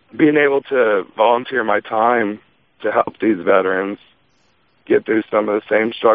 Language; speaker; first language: English; native; English